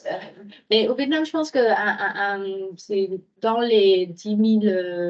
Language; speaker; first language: French; non-native, fluent; Vietnamese